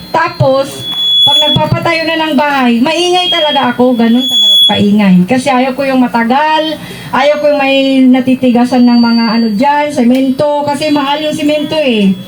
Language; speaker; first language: Filipino; non-native, local second language; Iloko